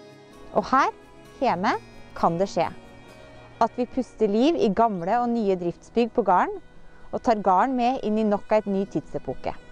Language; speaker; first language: Norwegian; native; Norwegian